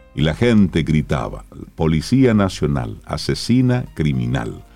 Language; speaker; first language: Spanish; native; Spanish